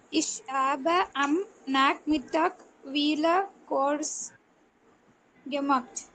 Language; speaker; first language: German; non-native, learner; Tamil